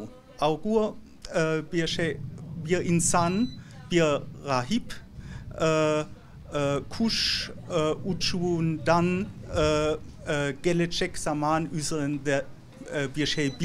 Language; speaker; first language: Turkish; non-native, learner; German